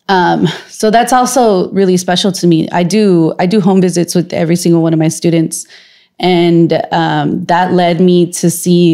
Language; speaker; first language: English; native; English